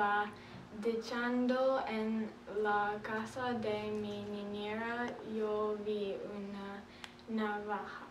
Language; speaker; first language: Spanish; non-native, learner; English